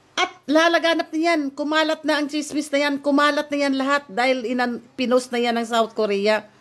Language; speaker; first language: Filipino; native; Filipino